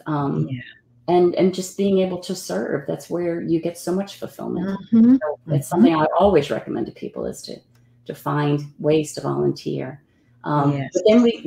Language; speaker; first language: English; native; English